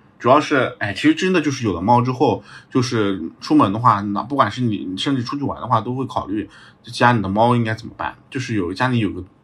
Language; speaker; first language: Chinese; native; Chinese